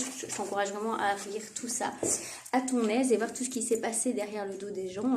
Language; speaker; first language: French; native; French